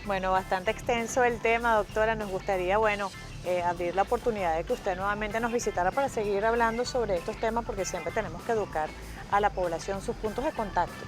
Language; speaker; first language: Spanish; native; Spanish